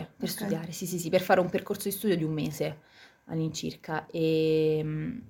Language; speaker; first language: Italian; native; Italian